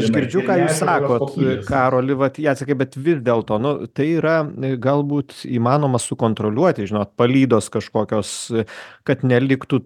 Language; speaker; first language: Lithuanian; native; Lithuanian